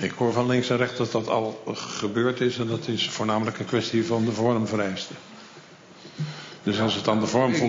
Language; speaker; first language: Dutch; native; Dutch